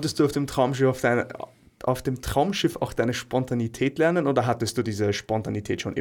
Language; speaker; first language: German; native; German